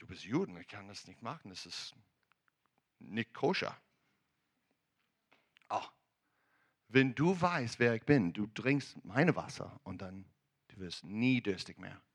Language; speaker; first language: German; non-native, learner; English